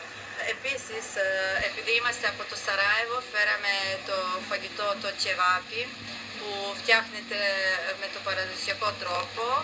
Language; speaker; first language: Greek; non-native, fluent; Serbian